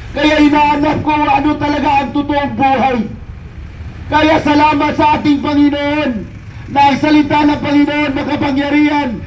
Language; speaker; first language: Filipino; non-native, local second language; Cebuano